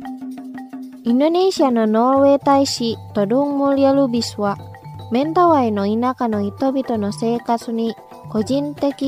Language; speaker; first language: Japanese; non-native, fluent; Indonesian